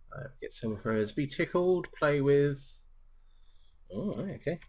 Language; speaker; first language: English; native; English